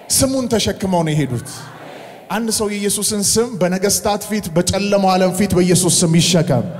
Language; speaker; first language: Amharic; native; Amharic